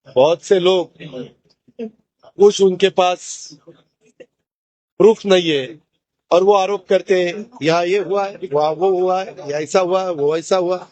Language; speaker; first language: Hindi; non-native, local second language; Marathi